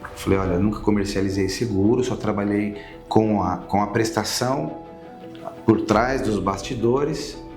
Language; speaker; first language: Portuguese; native; Portuguese